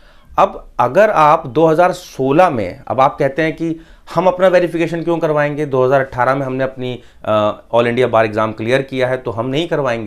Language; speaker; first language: Hindi; native; Hindi